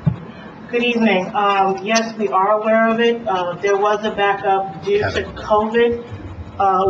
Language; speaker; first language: English; native; English